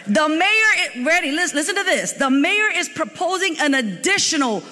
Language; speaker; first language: English; native; English